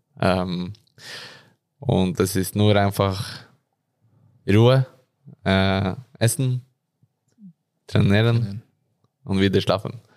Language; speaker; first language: German; non-native, learner; Norwegian